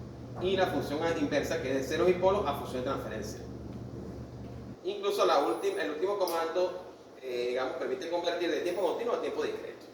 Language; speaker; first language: Spanish; native; Spanish